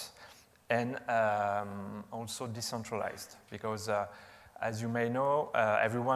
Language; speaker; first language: English; non-native, fluent; French